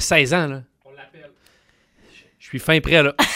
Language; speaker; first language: French; native; French